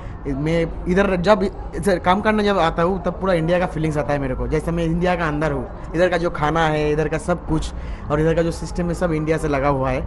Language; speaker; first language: Hindi; non-native, local second language; Bangla